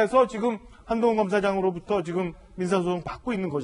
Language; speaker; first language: Korean; native; Korean